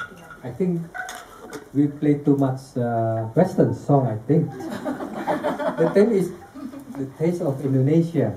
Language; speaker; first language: English; non-native, learner; Indonesian